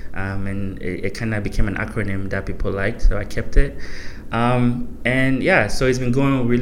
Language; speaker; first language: English; non-native, local second language; Akan